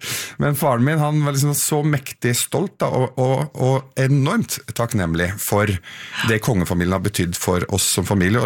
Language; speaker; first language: Norwegian; early bilingual, other home language; Arabic